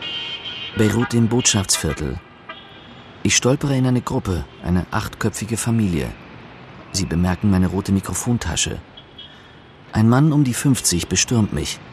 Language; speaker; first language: German; native; German